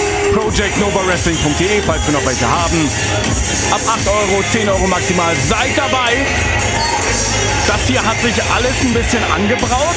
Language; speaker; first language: German; native; German